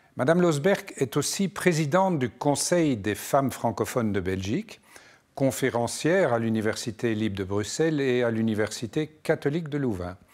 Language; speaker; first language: French; non-native, local second language; Arabic